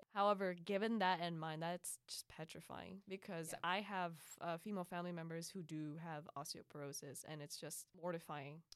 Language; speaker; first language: English; early bilingual, other home language; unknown